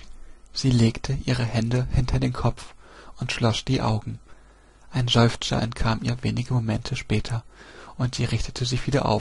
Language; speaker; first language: German; native; German